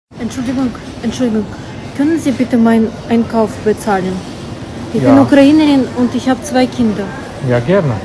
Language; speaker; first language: German; non-native, learner; Ukrainian